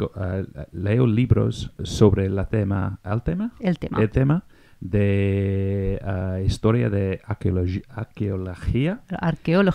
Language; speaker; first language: Spanish; non-native, fluent; English